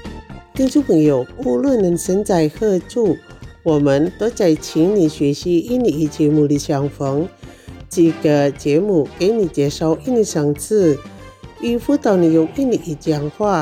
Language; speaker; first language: Chinese; non-native, fluent; Indonesian